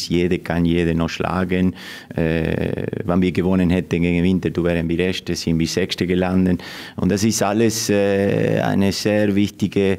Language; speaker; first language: German; non-native, fluent; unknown